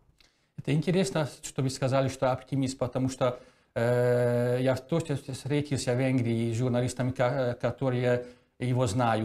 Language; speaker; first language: Russian; non-native, fluent; Hungarian